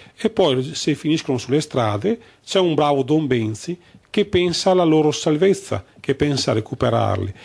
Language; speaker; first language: Italian; native; Italian